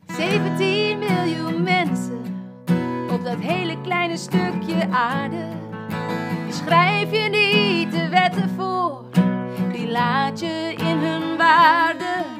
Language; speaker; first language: Dutch; native; Dutch